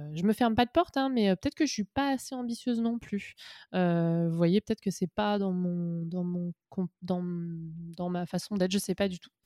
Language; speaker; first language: French; native; French